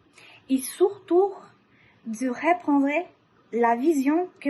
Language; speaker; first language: French; non-native, learner; Portuguese